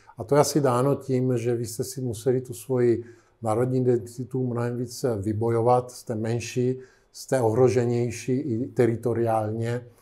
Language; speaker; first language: Czech; non-native, fluent; Italian